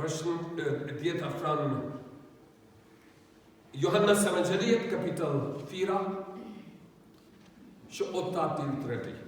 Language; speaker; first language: Swedish; non-native, learner; Urdu